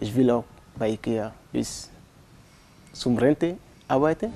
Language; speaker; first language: German; non-native, learner; French